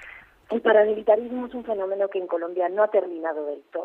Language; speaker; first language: Spanish; native; Spanish